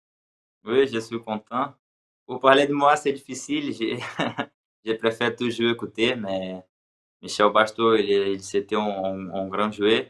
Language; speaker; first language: French; non-native, learner; Portuguese